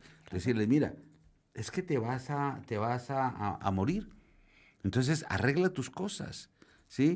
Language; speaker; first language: Spanish; native; Spanish